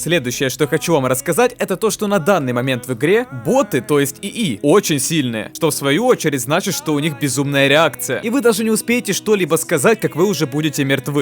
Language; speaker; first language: Russian; native; Russian